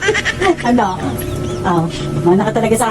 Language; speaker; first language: Filipino; native; Filipino